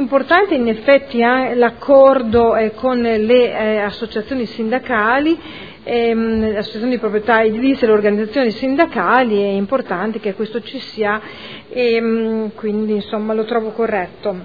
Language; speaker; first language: Italian; native; Italian